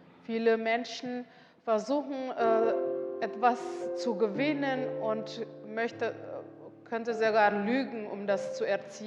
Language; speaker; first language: German; non-native, learner; Indonesian